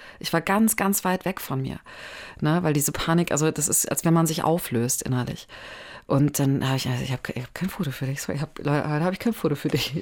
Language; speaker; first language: German; native; German